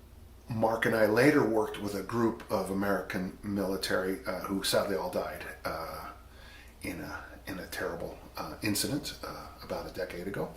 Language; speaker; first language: English; native; English